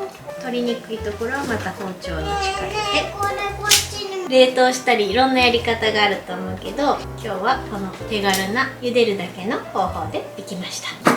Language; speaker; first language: Japanese; native; Japanese